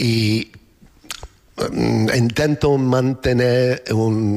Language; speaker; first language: Spanish; non-native, learner; English